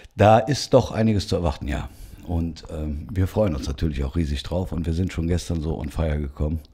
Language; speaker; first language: German; native; German